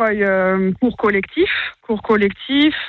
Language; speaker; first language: German; non-native, local second language; French